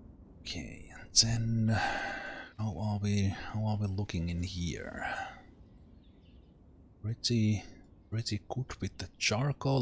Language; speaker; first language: English; non-native, fluent; Finnish